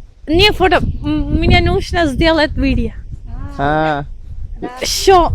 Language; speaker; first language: Russian; non-native, learner; Malayalam